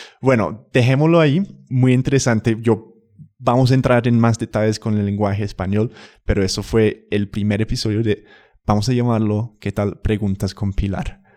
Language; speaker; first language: Spanish; non-native, fluent; English